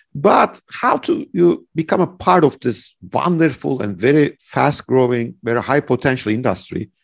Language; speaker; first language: English; non-native, fluent; Turkish